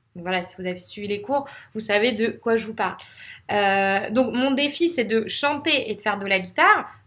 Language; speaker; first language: French; native; French